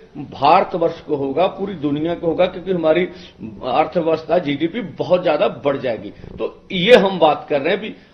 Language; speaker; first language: Hindi; non-native, local second language; Punjabi